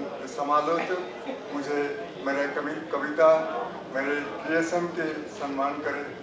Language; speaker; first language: Hindi; non-native, local second language; Odia